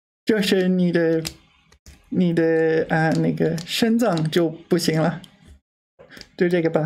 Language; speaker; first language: Chinese; non-native, learner; English